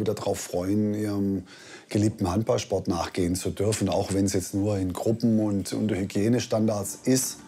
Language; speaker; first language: German; native; German